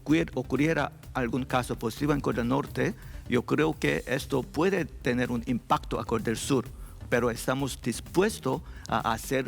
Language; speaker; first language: Spanish; non-native, learner; Korean